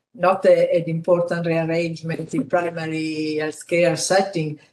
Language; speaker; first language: English; non-native, fluent; Italian